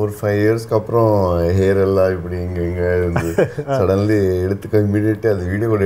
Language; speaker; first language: Tamil; non-native, learner; Telugu